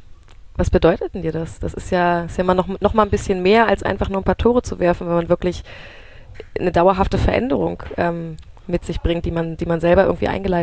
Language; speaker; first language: German; native; German